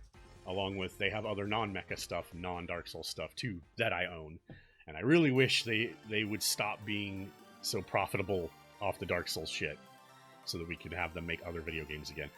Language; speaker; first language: English; native; English